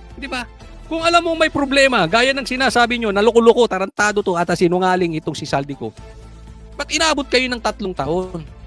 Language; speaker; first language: Filipino; native; Filipino